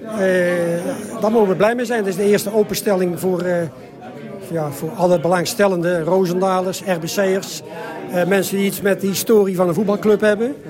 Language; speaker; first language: Dutch; native; Dutch